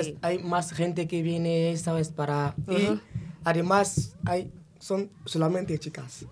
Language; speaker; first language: Spanish; non-native, fluent; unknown